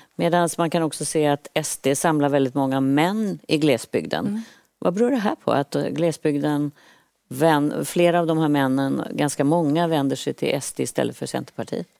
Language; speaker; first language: Swedish; native; Swedish